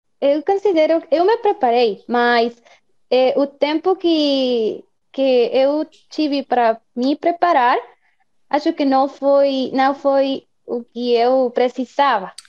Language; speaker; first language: Portuguese; non-native, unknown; Spanish